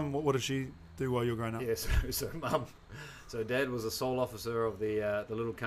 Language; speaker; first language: English; native; English